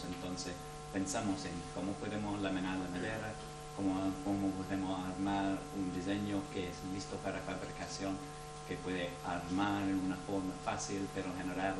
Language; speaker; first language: Spanish; non-native, fluent; English